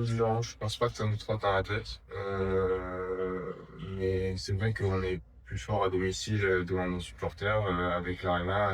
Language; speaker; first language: French; native; French